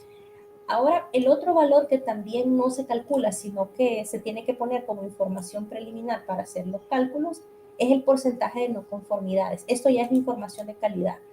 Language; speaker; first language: Spanish; native; Spanish